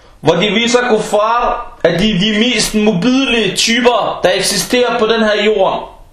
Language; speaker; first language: Danish; early bilingual, other home language; Arabic